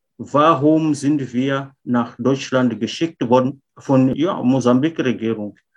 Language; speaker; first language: German; non-native, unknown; Portuguese